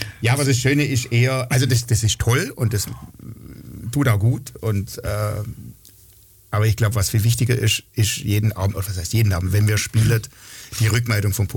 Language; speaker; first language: German; native; German